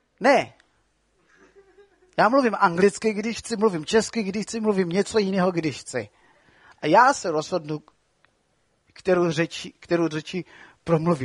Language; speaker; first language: Czech; non-native, fluent; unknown